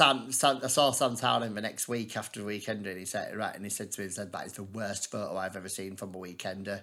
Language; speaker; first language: English; native; English